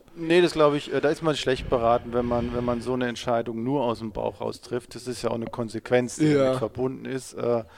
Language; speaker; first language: German; native; German